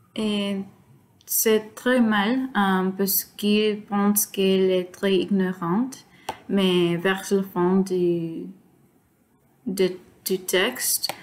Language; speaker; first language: French; non-native, learner; Spanish